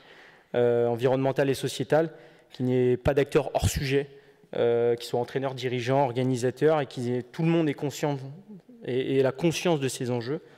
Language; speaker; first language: French; native; French